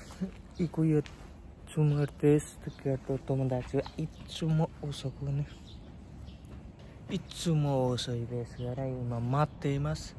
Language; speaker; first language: Japanese; non-native, learner; Nepali